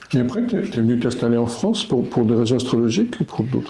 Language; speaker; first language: French; native; French